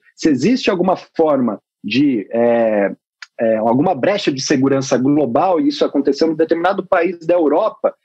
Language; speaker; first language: Portuguese; native; Portuguese